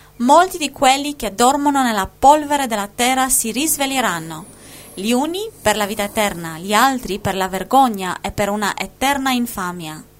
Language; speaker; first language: Italian; non-native, fluent; Spanish